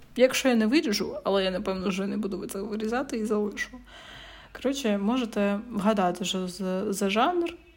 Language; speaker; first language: Ukrainian; native; Ukrainian